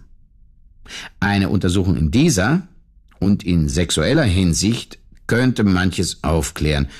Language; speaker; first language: German; native; German